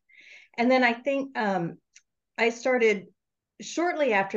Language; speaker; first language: English; native; English